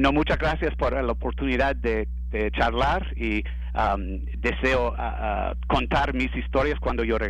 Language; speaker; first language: Spanish; non-native, learner; English